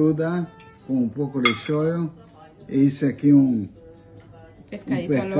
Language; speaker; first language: Spanish; non-native, learner; Portuguese